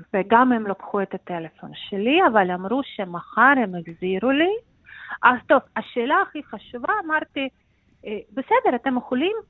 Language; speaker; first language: Hebrew; non-native, fluent; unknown